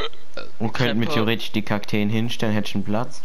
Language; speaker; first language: German; native; German